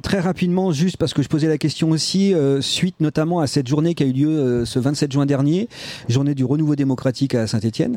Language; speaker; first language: French; native; French